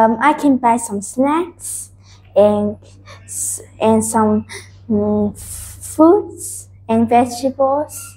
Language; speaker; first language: English; non-native, learner; Vietnamese